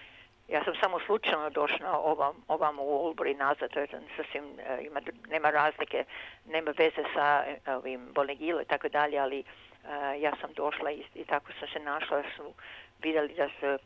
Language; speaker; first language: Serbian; early bilingual, heritage; Serbian